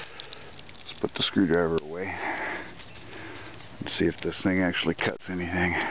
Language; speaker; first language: English; native; English